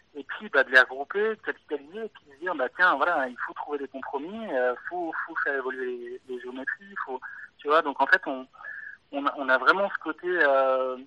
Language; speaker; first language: French; native; French